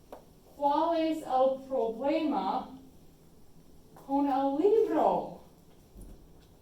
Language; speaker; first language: Spanish; non-native, fluent; English